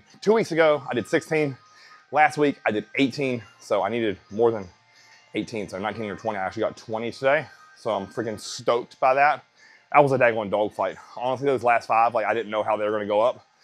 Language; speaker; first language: English; native; English